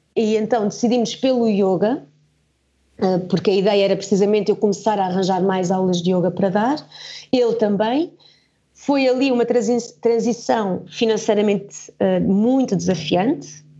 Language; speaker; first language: Portuguese; early bilingual, heritage; German